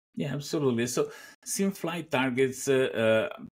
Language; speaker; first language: English; non-native, fluent; Italian